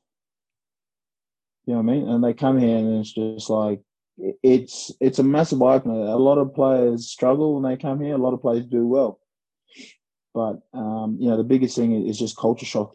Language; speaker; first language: English; native; English